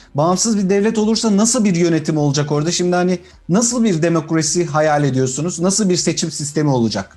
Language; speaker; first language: Turkish; native; Turkish